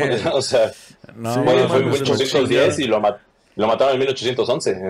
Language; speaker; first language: Spanish; native; Spanish